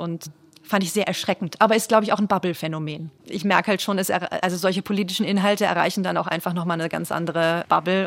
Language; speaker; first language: German; native; German